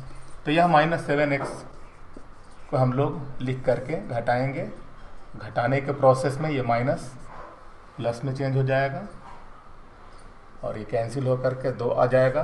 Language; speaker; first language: Hindi; native; Hindi